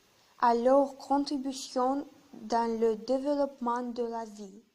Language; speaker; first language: French; non-native, learner; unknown